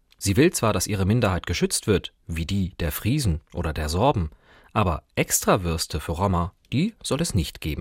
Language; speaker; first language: German; native; German